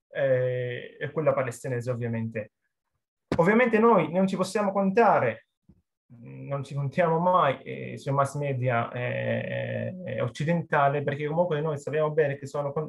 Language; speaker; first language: Italian; non-native, fluent; Arabic